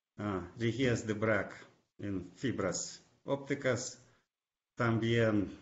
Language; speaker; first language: Spanish; non-native, fluent; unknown